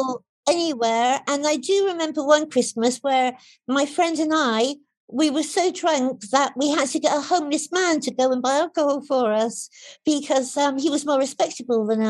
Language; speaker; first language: English; native; English